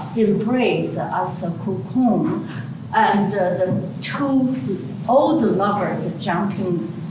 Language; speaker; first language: English; non-native, fluent; Chinese